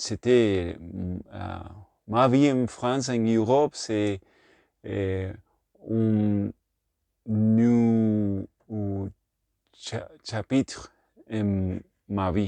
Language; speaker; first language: French; non-native, learner; Spanish